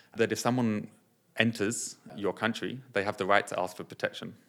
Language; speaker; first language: English; native; English